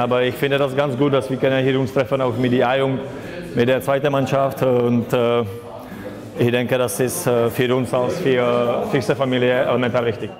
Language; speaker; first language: German; non-native, fluent; Czech